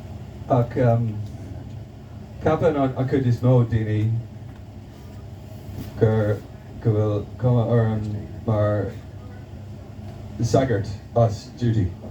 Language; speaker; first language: Irish; non-native, local second language; English